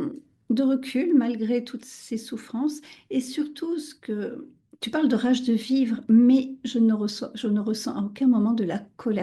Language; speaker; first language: French; native; French